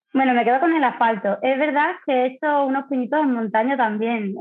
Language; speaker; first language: Spanish; native; Spanish